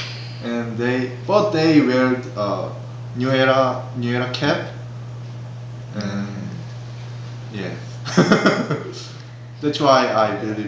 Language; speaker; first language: English; non-native, learner; Korean